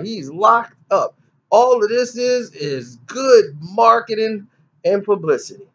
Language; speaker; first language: English; native; English